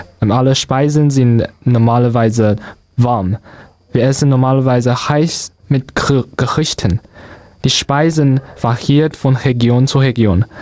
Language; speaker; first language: German; non-native, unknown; Chinese